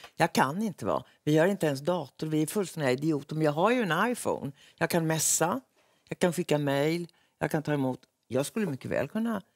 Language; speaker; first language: Swedish; native; Swedish